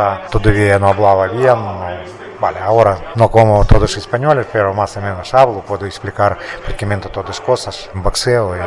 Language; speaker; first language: Spanish; non-native, learner; Russian